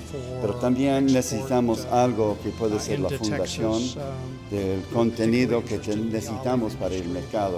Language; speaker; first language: Spanish; non-native, fluent; English